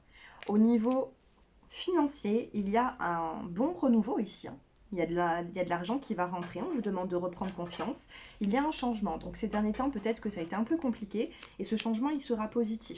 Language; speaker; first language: French; native; French